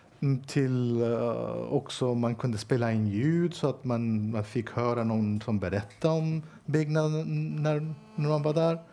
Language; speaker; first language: Swedish; non-native, fluent; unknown